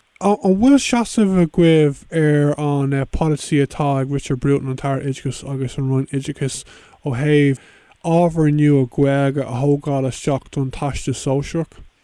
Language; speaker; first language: Irish; native; Irish